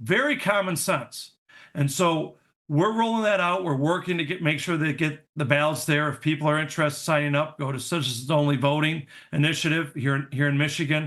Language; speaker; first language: English; native; English